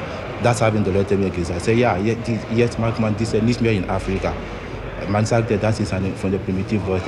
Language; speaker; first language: German; non-native, learner; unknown